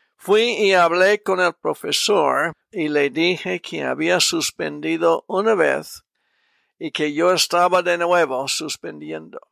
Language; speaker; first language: Spanish; non-native, fluent; English